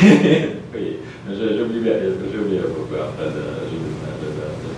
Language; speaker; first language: French; non-native, learner; Polish